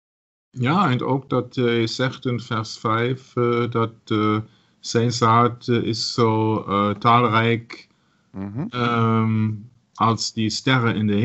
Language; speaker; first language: Dutch; non-native, learner; German